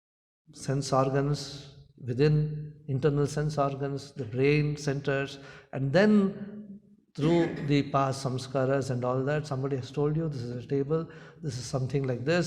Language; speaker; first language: English; non-native, local second language; Hindi